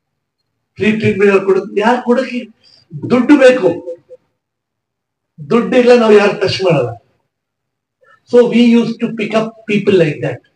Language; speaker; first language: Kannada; non-native, local second language; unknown